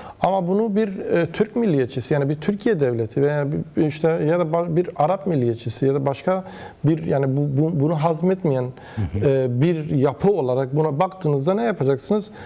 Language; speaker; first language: Turkish; non-native, local second language; Kurdish